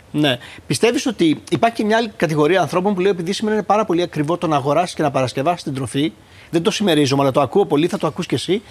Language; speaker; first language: Greek; native; Greek